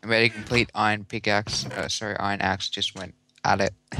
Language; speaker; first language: English; native; English